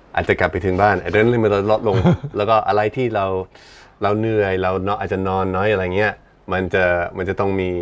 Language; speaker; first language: Thai; non-native, fluent; English